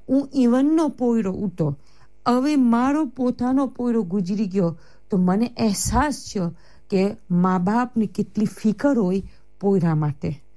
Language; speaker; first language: Gujarati; early bilingual, heritage; Gujarati